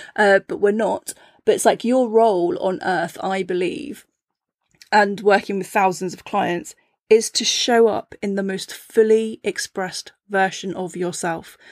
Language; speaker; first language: English; native; English